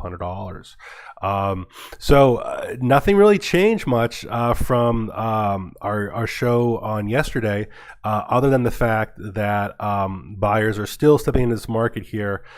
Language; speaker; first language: English; native; English